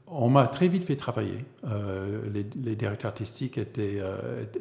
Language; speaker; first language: French; non-native, fluent; English